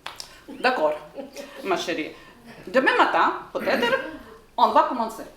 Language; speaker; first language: French; non-native, learner; Ukrainian